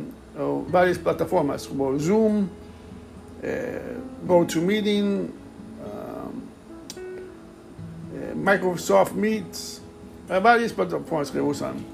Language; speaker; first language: Spanish; early bilingual, heritage; English